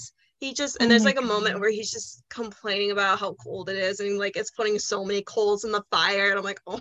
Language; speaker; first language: English; native; English